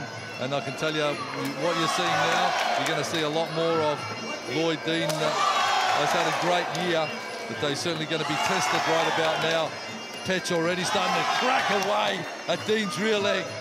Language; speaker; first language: English; native; English